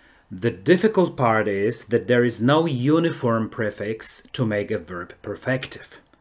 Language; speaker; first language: English; non-native, fluent; Polish